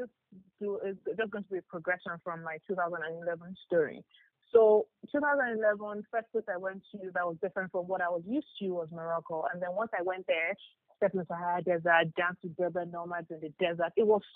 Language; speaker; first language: English; non-native, local second language; Yoruba